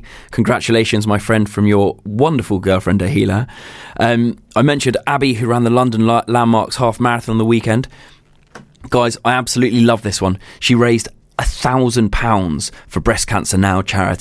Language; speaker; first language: English; native; English